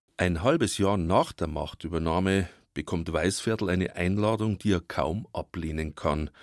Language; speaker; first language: German; native; German